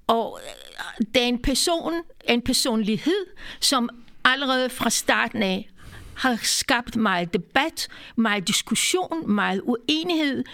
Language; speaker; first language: Danish; non-native, fluent; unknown